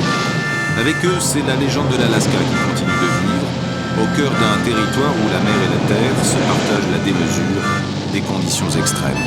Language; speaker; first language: French; native; French